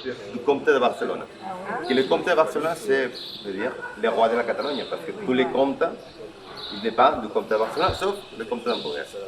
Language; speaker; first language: French; non-native, local second language; Catalan